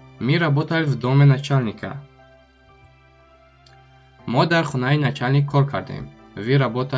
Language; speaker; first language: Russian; non-native, local second language; Tajik